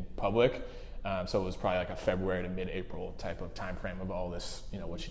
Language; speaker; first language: English; native; English